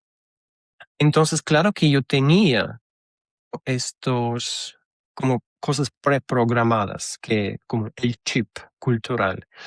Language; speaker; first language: Spanish; non-native, fluent; Russian